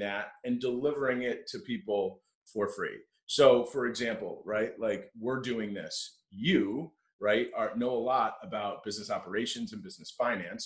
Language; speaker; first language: English; native; English